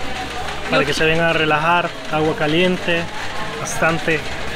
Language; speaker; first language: Spanish; native; Spanish